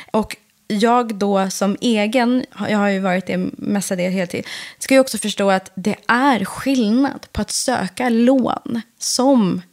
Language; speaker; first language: Swedish; early bilingual, other home language; Persian